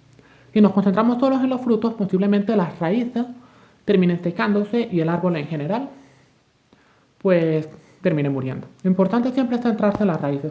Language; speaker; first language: Spanish; native; Spanish